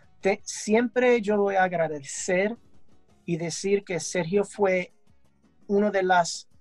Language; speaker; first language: Spanish; early bilingual, heritage; English